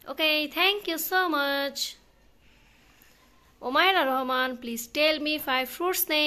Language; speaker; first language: English; non-native, learner; Bangla